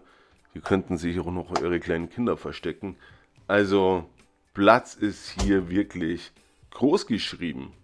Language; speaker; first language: German; native; German